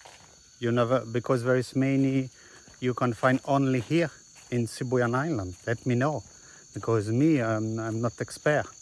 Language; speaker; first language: English; non-native, learner; French